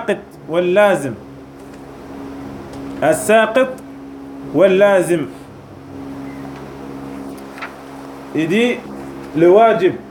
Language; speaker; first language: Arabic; non-native, fluent; French